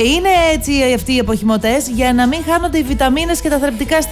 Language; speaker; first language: Greek; native; Greek